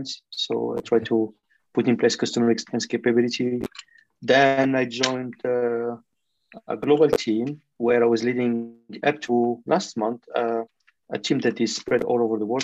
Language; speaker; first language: English; non-native, fluent; French